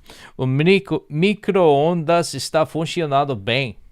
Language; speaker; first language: Portuguese; non-native, learner; English